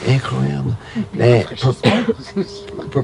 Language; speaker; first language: French; non-native, fluent; English